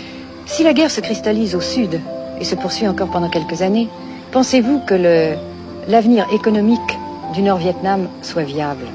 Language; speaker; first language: French; native; French